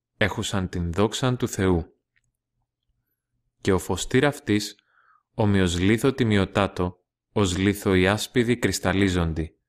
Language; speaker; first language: Greek; non-native, learner; Russian